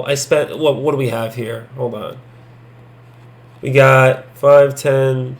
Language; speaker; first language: English; native; English